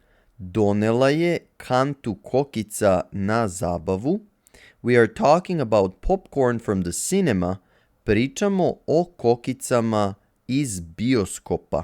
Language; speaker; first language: Serbian; native; Serbian